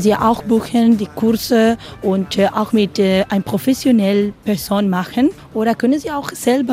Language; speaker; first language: German; non-native, learner; Spanish